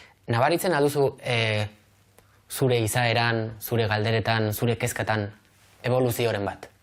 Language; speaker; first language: Basque; native; Basque